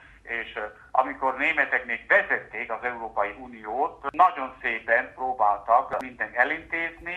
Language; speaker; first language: Hungarian; non-native, fluent; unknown